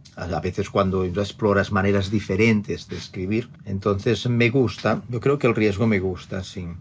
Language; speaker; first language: Spanish; non-native, local second language; Catalan